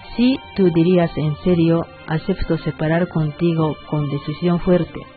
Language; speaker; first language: Spanish; non-native, learner; Japanese